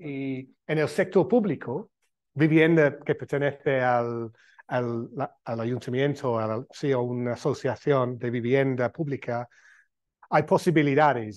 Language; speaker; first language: Spanish; non-native, fluent; English